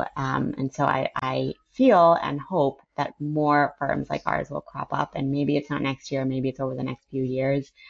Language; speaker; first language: English; early bilingual, other home language; Spanish